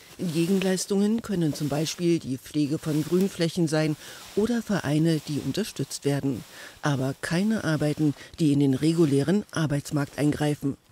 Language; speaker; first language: German; native; German